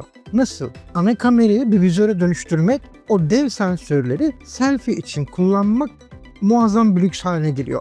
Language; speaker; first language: Turkish; native; Turkish